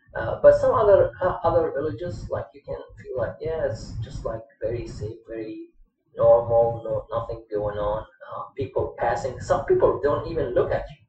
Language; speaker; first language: English; non-native, fluent; Arabic